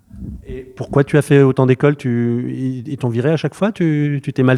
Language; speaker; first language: French; native; French